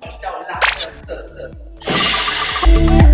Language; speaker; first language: Chinese; non-native, learner; Thai